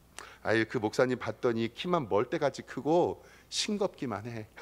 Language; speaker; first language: Korean; native; Korean